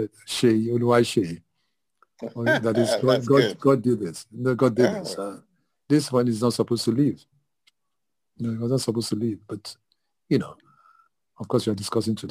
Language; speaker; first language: English; non-native, local second language; Yoruba